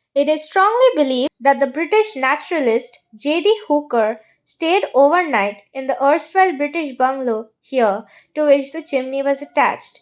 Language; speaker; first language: English; non-native, local second language; Bangla